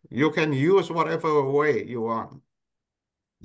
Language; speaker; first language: English; non-native, local second language; Indonesian